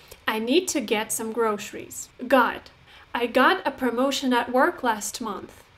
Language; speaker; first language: English; non-native, fluent; Russian